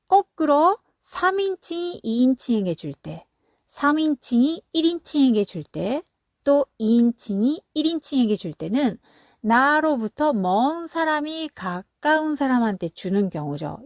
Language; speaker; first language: Korean; non-native, fluent; Japanese